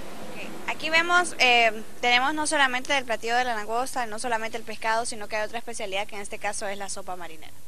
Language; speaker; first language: Spanish; native; Spanish